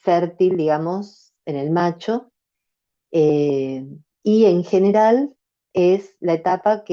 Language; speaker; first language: Spanish; native; Spanish